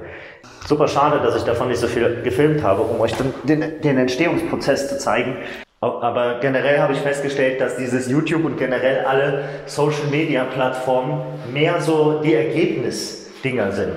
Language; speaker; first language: German; native; German